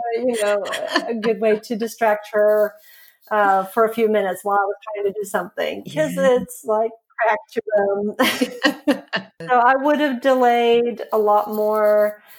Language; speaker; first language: English; non-native, fluent; Swedish